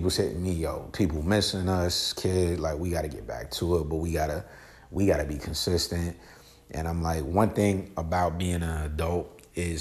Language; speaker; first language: English; native; English